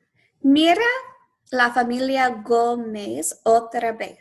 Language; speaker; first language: Spanish; non-native, fluent; English